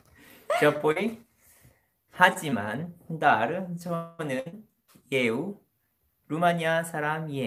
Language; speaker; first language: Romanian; non-native, fluent; Korean